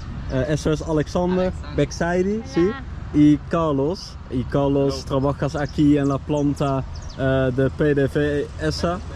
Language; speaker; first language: Spanish; non-native, learner; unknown